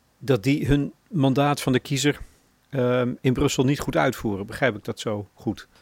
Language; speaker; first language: Dutch; native; Dutch